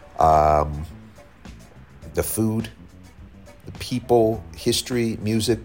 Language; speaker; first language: English; native; English